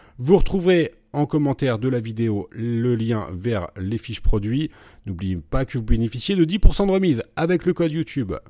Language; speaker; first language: French; native; French